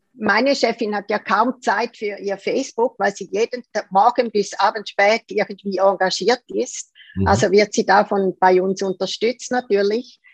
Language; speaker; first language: German; native; German